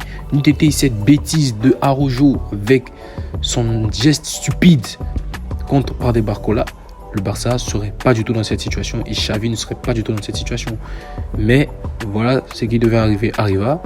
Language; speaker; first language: French; native; French